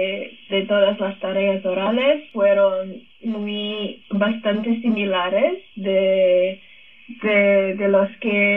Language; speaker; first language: Spanish; non-native, fluent; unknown